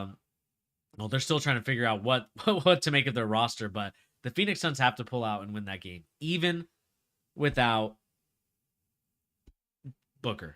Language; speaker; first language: English; native; English